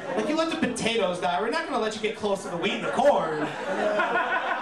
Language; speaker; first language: English; native; English